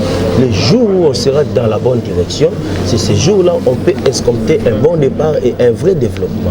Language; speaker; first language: French; non-native, local second language; Lingala